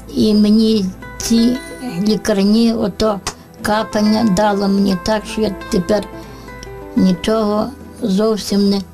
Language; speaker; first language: Ukrainian; native; Ukrainian